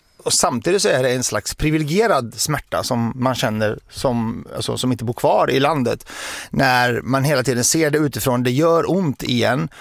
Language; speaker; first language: Swedish; early bilingual, other home language; Arabic